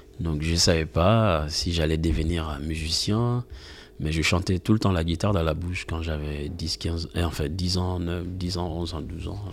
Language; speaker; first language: French; non-native, local second language; Mandingo